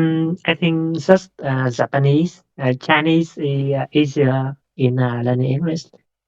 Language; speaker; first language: English; non-native, learner; Vietnamese